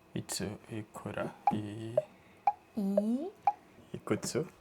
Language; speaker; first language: Japanese; non-native, learner; Portuguese